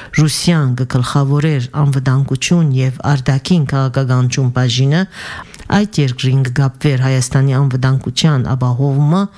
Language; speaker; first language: Armenian; early bilingual, heritage; Armenian